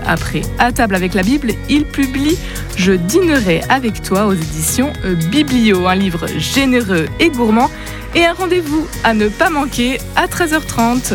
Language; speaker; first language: French; native; French